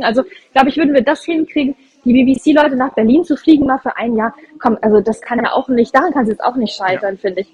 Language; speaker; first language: German; native; German